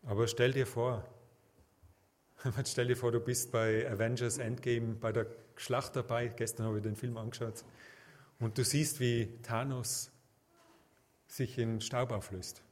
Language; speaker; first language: German; native; German